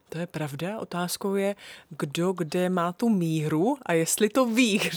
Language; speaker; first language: Czech; native; Czech